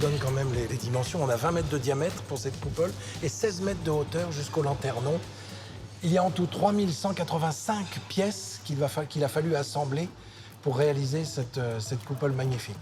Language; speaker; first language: French; native; French